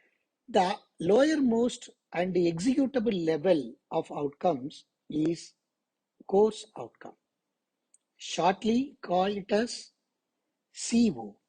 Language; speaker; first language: English; non-native, local second language; Tamil